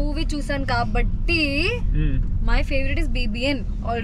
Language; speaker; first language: Telugu; non-native, fluent; Hindi